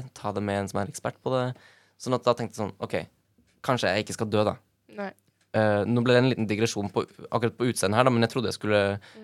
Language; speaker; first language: Norwegian; native; Norwegian